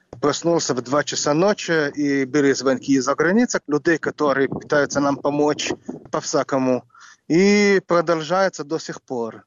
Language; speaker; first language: Russian; non-native, fluent; Hebrew